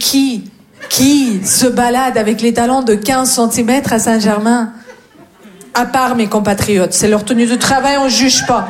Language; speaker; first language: French; non-native, fluent; Russian